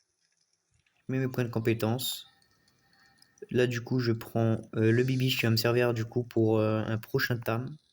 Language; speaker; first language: French; native; French